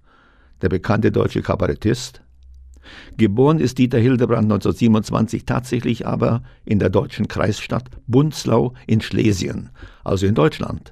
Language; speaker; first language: German; native; German